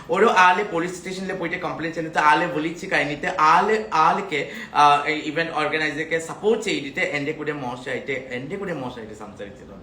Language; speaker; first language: Malayalam; non-native, learner; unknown